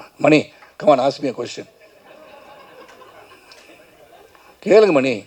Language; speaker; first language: Tamil; native; Tamil